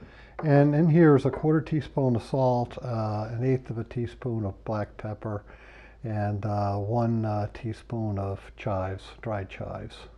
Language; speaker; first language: English; native; English